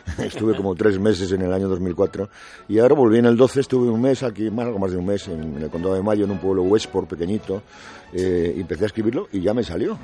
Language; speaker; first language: Spanish; native; Spanish